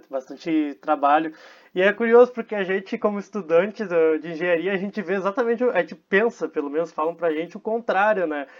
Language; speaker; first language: Portuguese; native; Portuguese